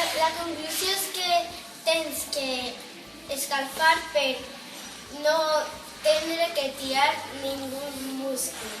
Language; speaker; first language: Catalan; non-native, local second language; Spanish